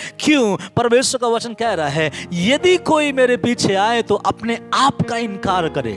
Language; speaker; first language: Hindi; non-native, local second language; Bangla